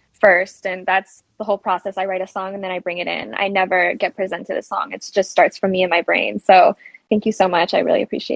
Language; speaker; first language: English; native; English